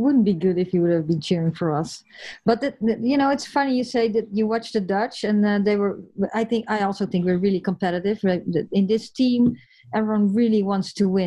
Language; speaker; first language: English; non-native, fluent; Dutch